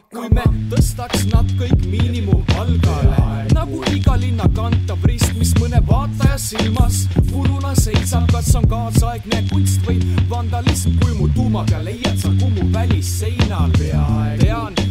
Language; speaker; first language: Estonian; native; Estonian